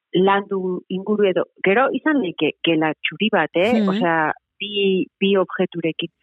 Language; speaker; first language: Basque; native; Basque